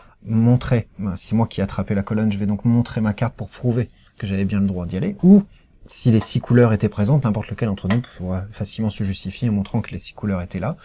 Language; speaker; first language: French; native; French